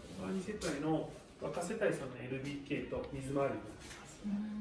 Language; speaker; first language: Japanese; native; Japanese